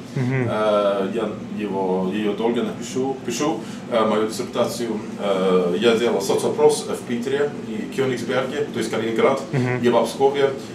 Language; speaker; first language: Russian; non-native, fluent; Swedish